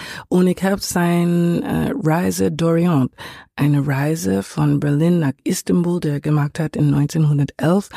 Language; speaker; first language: German; non-native, fluent; English